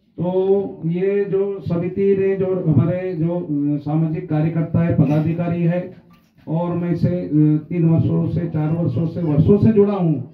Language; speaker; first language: Hindi; non-native, local second language; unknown